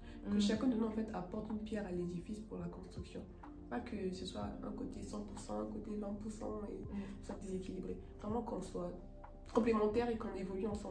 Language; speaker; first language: French; native; French